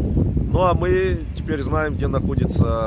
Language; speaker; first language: Russian; native; Russian